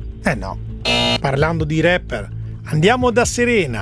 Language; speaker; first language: Italian; native; Italian